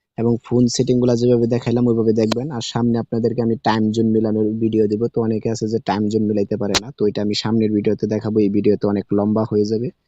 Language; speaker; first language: Bangla; native; Bangla